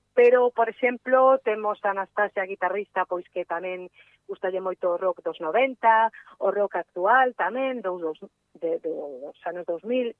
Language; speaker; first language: Galician; non-native, local second language; Spanish